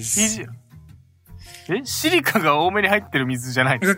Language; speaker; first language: Japanese; native; Japanese